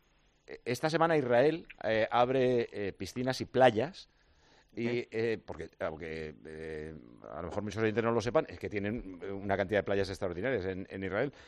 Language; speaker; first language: Spanish; native; Spanish